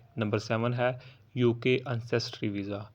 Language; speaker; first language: Urdu; native; Urdu